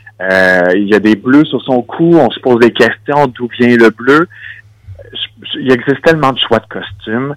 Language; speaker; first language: French; native; French